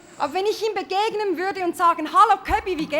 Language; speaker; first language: German; native; German